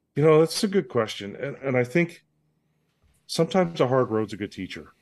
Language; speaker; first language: English; native; English